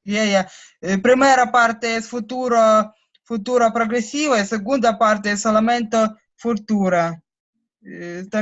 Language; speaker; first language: Spanish; non-native, learner; Russian